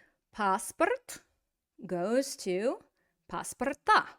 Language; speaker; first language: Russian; non-native, fluent; English